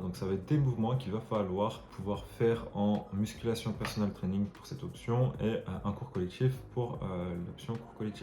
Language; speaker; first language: French; native; French